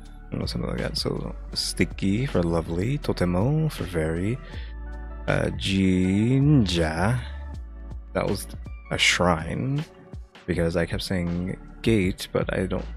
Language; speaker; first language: English; native; English